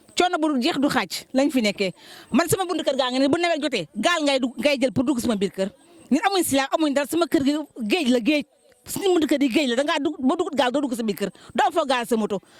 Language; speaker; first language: Wolof; native; Wolof